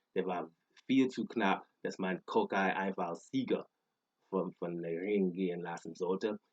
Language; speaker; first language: German; non-native, fluent; English